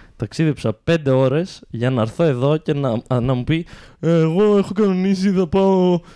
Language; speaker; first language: Greek; early bilingual, heritage; Greek